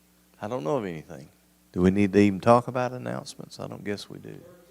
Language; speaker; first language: English; native; English